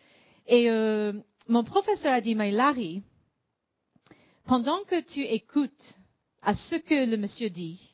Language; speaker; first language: French; non-native, fluent; English